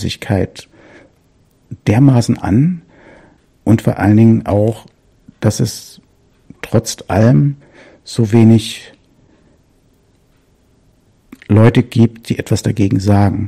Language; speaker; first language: German; native; German